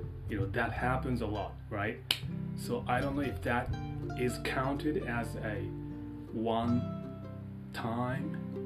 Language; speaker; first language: English; non-native, fluent; Japanese